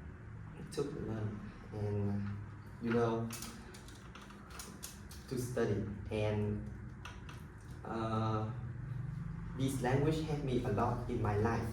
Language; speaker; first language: English; non-native, learner; Vietnamese